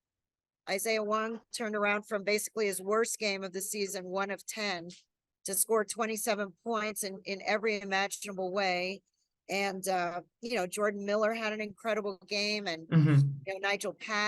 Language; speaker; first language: English; native; English